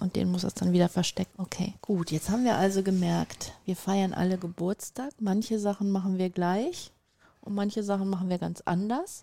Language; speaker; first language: German; native; German